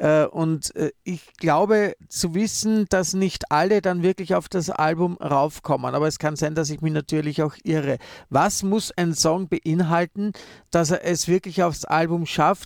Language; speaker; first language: German; native; German